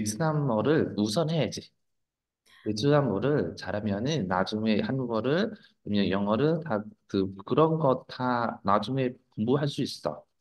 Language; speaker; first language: Korean; non-native, fluent; Vietnamese